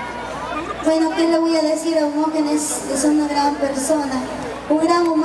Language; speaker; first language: Spanish; native; Spanish